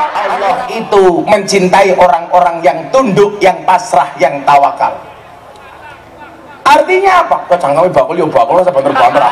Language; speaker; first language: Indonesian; non-native, local second language; Javanese